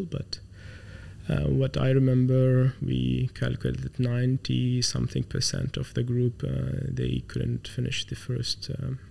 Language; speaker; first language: English; non-native, fluent; Arabic